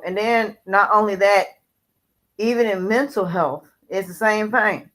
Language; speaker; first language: English; native; English